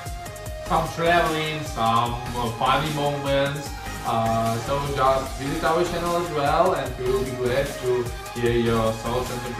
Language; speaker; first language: English; non-native, learner; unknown